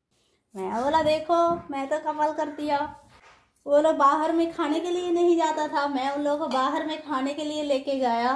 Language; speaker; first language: Hindi; non-native, local second language; Bangla